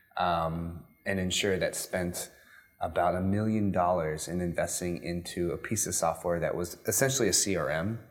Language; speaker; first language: English; native; English